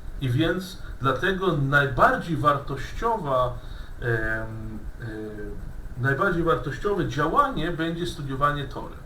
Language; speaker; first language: Polish; non-native, fluent; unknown